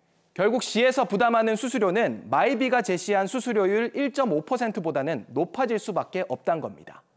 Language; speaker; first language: Korean; native; Korean